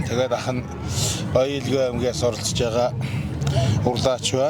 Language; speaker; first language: Mongolian; non-native, local second language; Kazakh